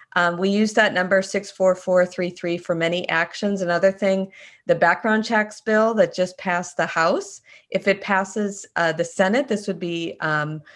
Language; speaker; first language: English; native; English